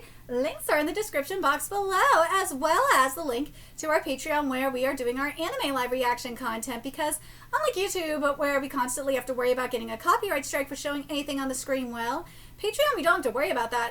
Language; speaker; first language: English; native; English